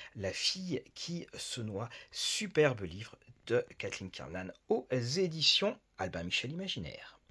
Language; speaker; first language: French; native; French